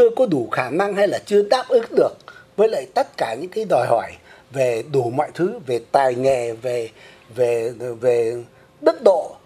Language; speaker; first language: Vietnamese; native; Vietnamese